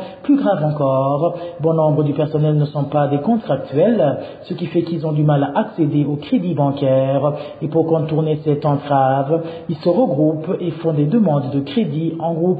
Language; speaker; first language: French; non-native, local second language; Rundi